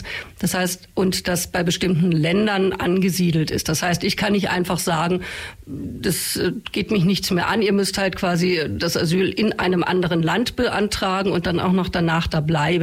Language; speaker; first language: German; native; German